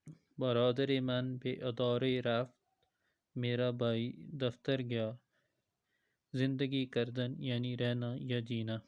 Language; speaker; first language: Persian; non-native, fluent; Urdu